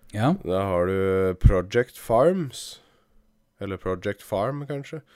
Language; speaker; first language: Norwegian; native; Norwegian